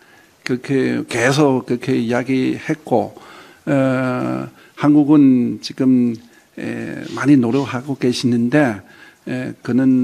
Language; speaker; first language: Korean; non-native, fluent; Chinese